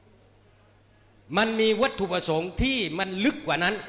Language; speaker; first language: Thai; native; Thai